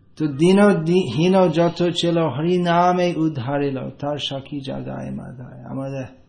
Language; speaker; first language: Bangla; non-native, fluent; English